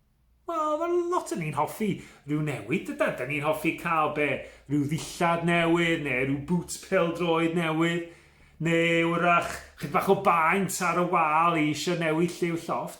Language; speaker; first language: Welsh; native; Welsh